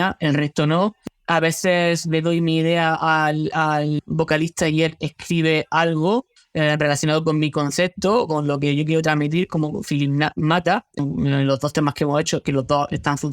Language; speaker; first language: Spanish; native; Spanish